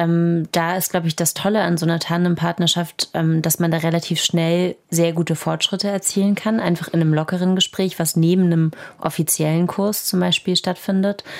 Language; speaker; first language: German; native; German